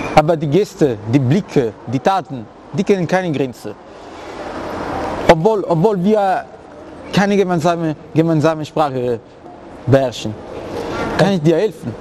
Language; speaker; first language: German; non-native, fluent; Italian